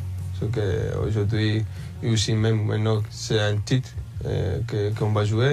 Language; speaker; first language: French; early bilingual, other home language; Spanish